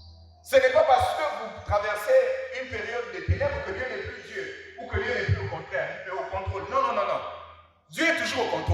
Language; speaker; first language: French; non-native, local second language; Lingala